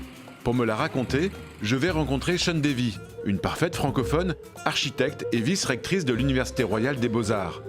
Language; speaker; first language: French; native; French